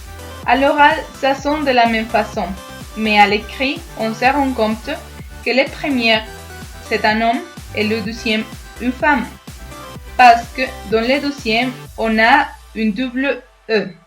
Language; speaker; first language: French; non-native, fluent; Spanish